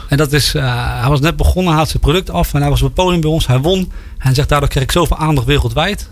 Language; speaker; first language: Dutch; native; Dutch